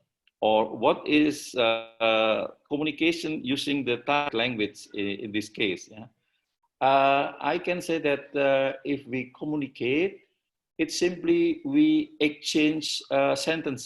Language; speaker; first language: English; non-native, learner; Indonesian